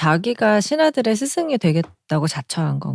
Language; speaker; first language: Korean; native; Korean